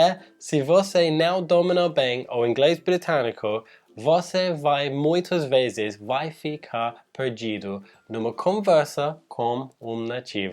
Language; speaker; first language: Portuguese; non-native, fluent; English